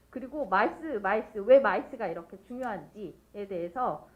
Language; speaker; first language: Korean; native; Korean